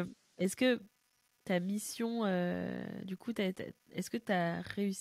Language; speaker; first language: French; native; French